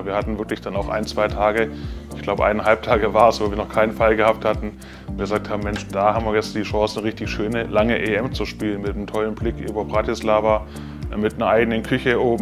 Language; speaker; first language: German; native; German